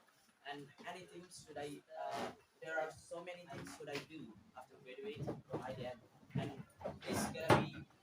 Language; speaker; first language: English; non-native, learner; Indonesian